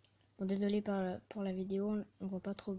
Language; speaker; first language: French; native; French